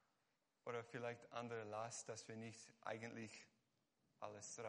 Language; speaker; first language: German; non-native, fluent; Hungarian